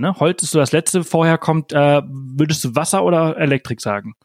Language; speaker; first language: German; native; German